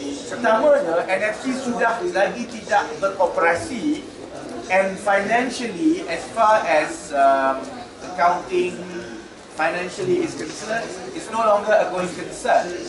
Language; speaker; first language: English; non-native, local second language; Malay